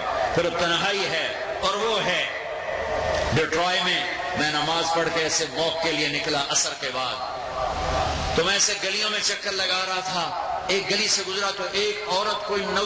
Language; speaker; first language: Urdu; non-native, local second language; Punjabi